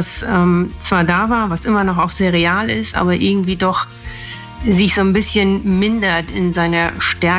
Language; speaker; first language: German; native; German